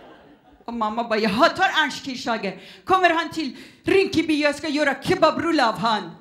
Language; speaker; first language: Swedish; non-native, fluent; Persian